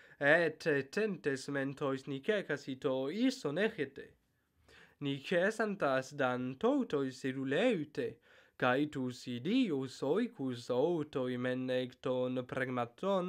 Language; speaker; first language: Greek; non-native, fluent; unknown